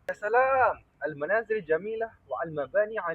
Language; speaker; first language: Arabic; non-native, learner; Malay